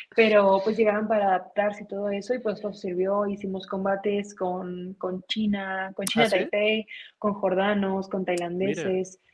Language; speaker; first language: Spanish; native; Spanish